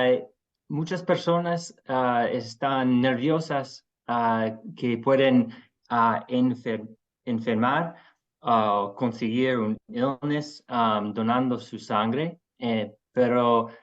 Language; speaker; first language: Spanish; non-native, fluent; English